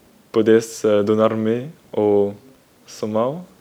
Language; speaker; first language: Portuguese; non-native, learner; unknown